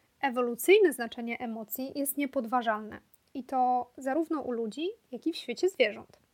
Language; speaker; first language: Polish; native; Polish